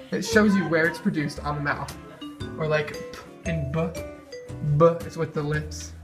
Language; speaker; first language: English; native; English